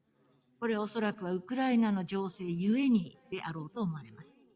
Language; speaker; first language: Japanese; native; Japanese